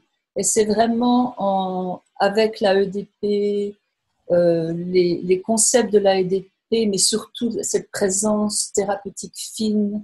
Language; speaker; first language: French; native; French